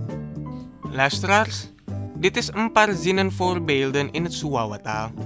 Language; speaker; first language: Dutch; non-native, learner; Indonesian